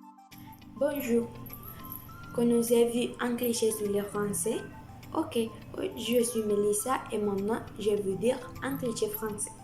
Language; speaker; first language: French; non-native, learner; Spanish